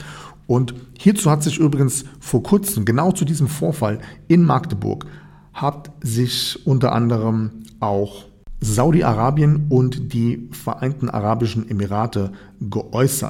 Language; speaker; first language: German; native; German